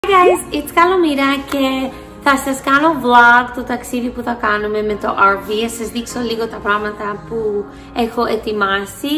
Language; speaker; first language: Greek; early bilingual, heritage; English